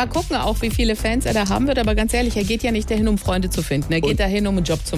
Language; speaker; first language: German; native; German